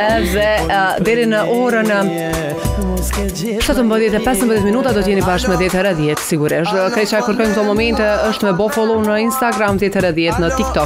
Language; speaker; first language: Albanian; native; Albanian